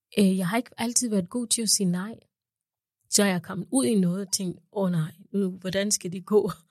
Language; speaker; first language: Danish; non-native, fluent; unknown